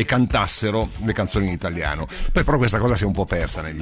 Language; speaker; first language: Italian; native; Italian